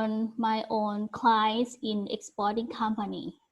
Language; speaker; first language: English; non-native, learner; Thai